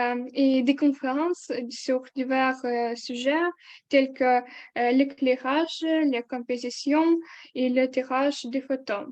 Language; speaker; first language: French; non-native, learner; Ukrainian